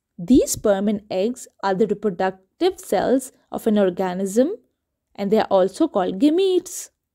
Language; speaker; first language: English; non-native, local second language; Urdu